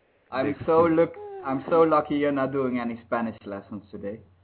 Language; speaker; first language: English; non-native, fluent; Dutch